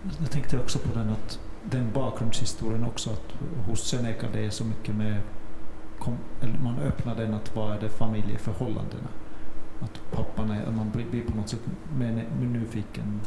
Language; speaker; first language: Swedish; non-native, fluent; Finnish